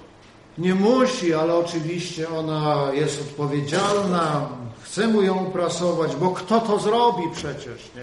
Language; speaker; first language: Polish; native; Polish